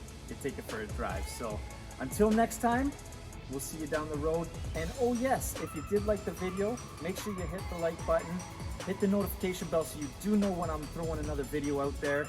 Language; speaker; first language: English; native; English